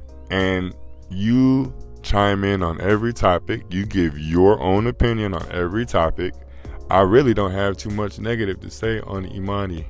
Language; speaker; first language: English; native; English